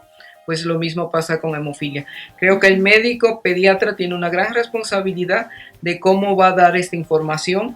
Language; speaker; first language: Spanish; native; Spanish